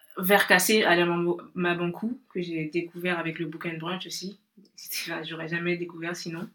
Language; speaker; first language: French; non-native, local second language; Bambara